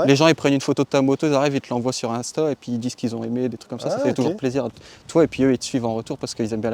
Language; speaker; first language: French; native; French